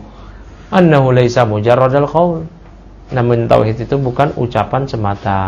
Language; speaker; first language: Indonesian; native; Indonesian